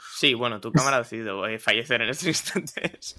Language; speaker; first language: Spanish; native; Spanish